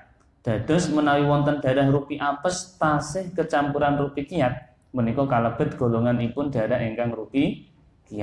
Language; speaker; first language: Indonesian; non-native, local second language; Javanese